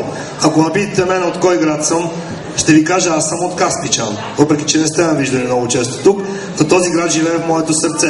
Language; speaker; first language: Bulgarian; native; Bulgarian